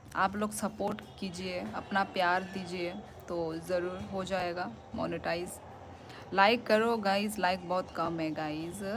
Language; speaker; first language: Hindi; non-native, local second language; Kok Borok